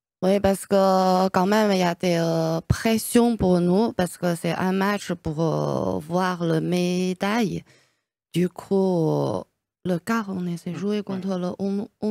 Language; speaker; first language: French; non-native, learner; Chinese